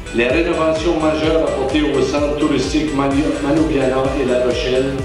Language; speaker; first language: French; native; French